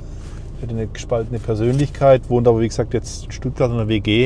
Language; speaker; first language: German; native; German